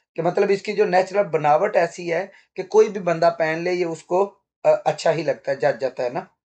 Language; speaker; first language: Urdu; non-native, local second language; Punjabi